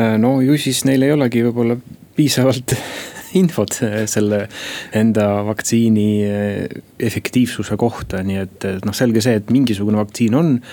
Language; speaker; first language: Estonian; non-native, local second language; Russian